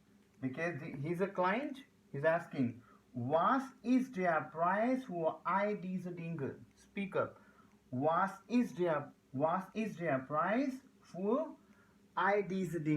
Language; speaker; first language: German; non-native, learner; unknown